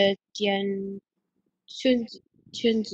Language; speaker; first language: Chinese; non-native, learner; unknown